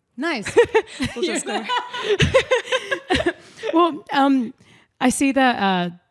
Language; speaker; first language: English; non-native, fluent; Spanish